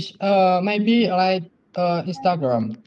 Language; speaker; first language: English; non-native, learner; Indonesian